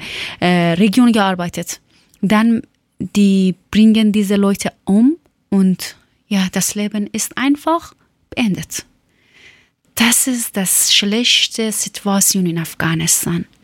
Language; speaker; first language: German; non-native, learner; Persian